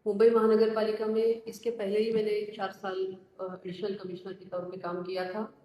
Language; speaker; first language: Hindi; non-native, local second language; Marathi